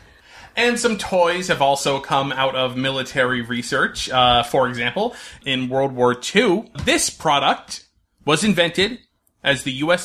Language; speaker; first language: English; native; English